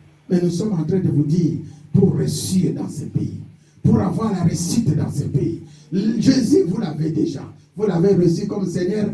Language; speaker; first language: French; non-native, local second language; Lingala